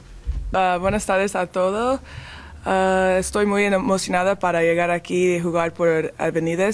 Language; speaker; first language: Spanish; non-native, learner; English